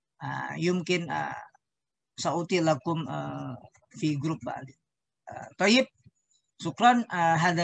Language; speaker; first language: Arabic; non-native, learner; Indonesian